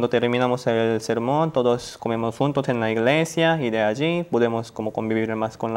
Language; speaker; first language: Spanish; non-native, learner; Korean